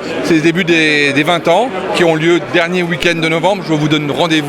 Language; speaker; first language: French; native; French